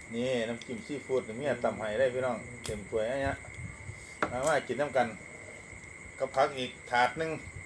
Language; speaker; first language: Thai; native; Thai